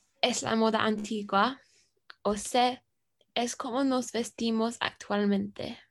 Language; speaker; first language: Spanish; non-native, learner; English